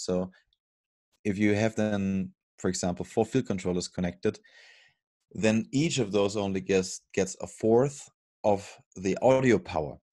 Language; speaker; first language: English; non-native, fluent; German